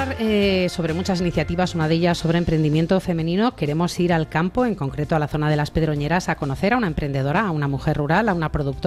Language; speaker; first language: Spanish; native; Spanish